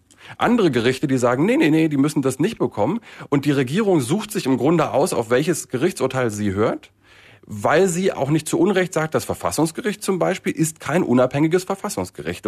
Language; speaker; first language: German; native; German